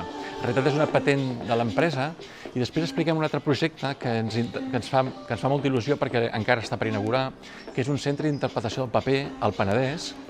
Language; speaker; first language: Catalan; native; Catalan